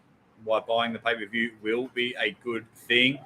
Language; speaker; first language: English; native; English